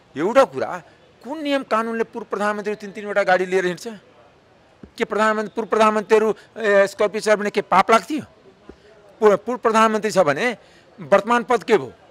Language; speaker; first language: Nepali; non-native, local second language; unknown